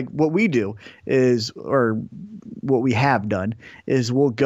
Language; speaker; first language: English; native; English